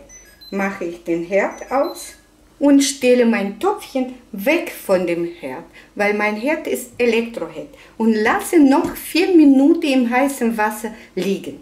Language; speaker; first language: German; non-native, fluent; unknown